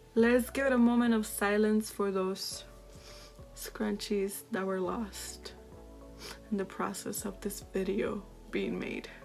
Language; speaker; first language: English; early bilingual, other home language; Spanish